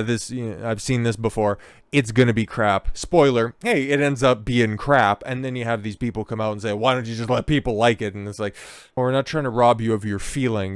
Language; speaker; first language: English; native; English